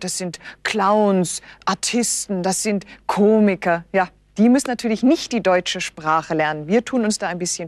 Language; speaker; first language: German; native; German